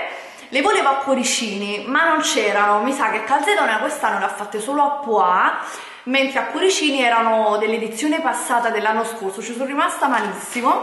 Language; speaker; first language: Italian; native; Italian